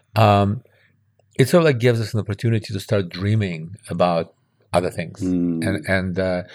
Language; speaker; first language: English; early bilingual, other home language; Russian